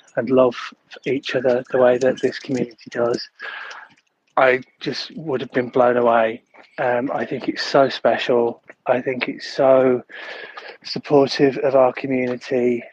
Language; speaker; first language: English; native; English